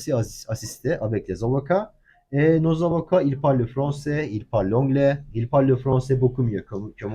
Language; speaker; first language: French; non-native, learner; Turkish